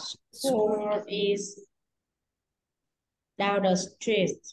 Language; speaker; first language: English; non-native, learner; Vietnamese